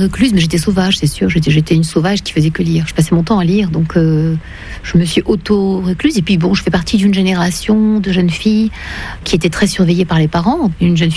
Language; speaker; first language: French; native; French